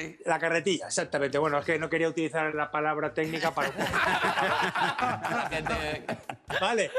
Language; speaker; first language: Spanish; native; Spanish